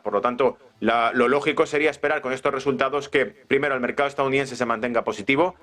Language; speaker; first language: Spanish; native; Spanish